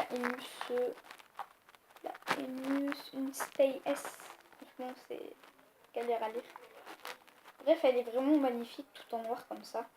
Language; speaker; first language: French; native; French